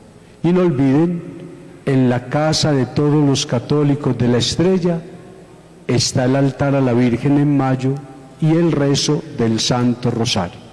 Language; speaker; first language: Spanish; native; Spanish